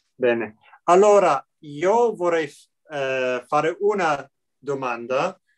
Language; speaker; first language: Italian; non-native, fluent; English